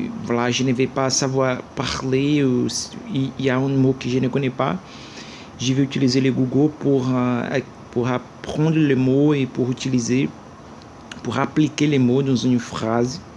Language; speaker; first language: French; non-native, learner; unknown